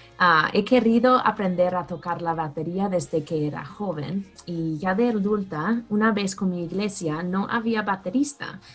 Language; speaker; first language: Spanish; non-native, fluent; English